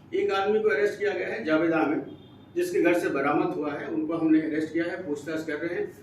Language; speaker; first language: Hindi; non-native, local second language; Assamese